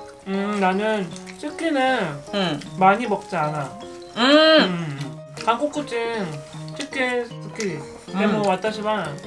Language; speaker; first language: Korean; non-native, learner; Japanese